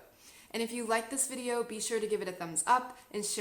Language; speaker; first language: English; native; English